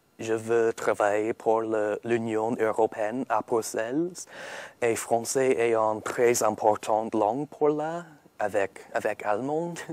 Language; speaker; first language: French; non-native, learner; English